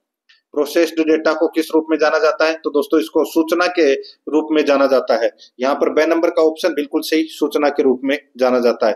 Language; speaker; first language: Hindi; native; Hindi